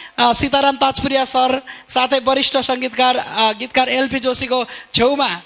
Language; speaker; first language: Nepali; native; Nepali